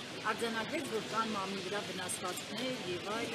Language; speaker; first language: Armenian; native; Armenian